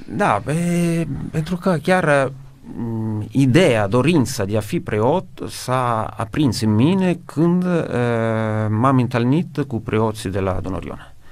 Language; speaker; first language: Romanian; non-native, fluent; Italian